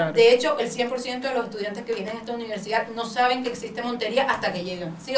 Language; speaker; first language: Spanish; native; Spanish